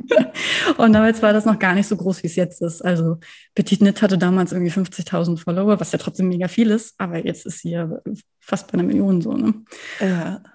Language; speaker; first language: German; native; German